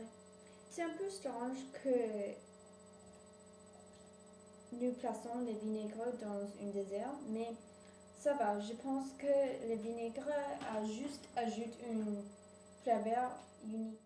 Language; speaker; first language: French; non-native, learner; English